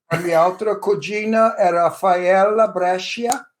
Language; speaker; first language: Italian; early bilingual, heritage; English